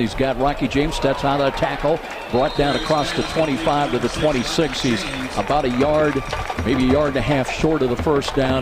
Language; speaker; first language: English; native; English